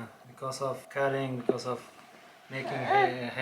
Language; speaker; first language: English; non-native, learner; Hazaragi